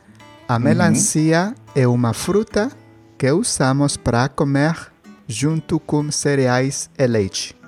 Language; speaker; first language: Portuguese; non-native, learner; Spanish